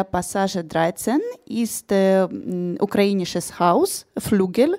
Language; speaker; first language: German; non-native, learner; Ukrainian